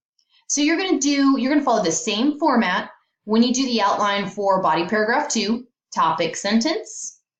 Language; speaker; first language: English; native; English